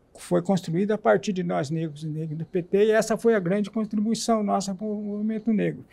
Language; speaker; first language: Portuguese; native; Portuguese